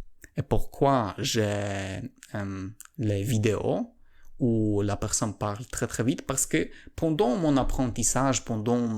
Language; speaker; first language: French; non-native, learner; Polish